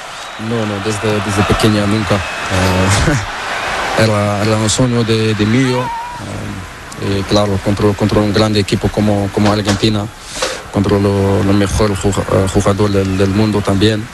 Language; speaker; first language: Spanish; non-native, learner; Portuguese